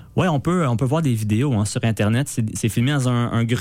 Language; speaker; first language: French; native; French